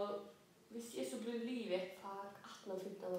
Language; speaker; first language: Danish; non-native, local second language; Faroese